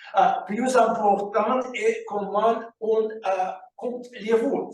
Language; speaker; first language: French; non-native, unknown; Russian